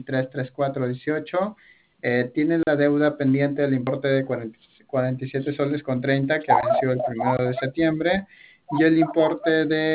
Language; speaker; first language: Spanish; native; Spanish